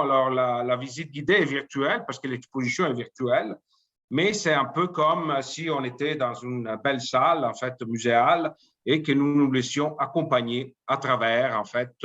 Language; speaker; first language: French; native; French